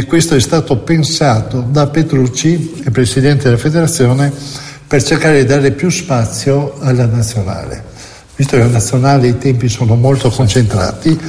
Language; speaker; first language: Italian; native; Italian